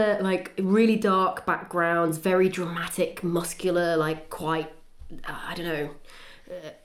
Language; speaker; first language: English; native; English